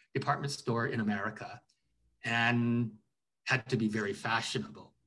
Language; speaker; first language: English; native; English